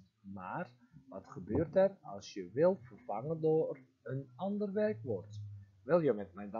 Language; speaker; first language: Dutch; non-native, fluent; Turkish